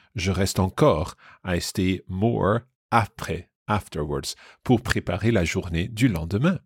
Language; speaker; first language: French; non-native, fluent; English